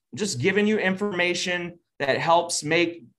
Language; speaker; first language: English; native; English